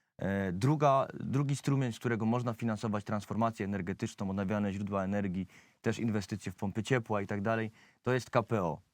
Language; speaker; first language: Polish; native; Polish